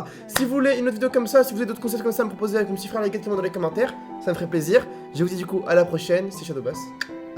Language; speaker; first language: French; native; French